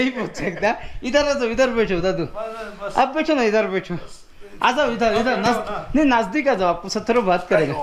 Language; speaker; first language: Hindi; non-native, learner; Bangla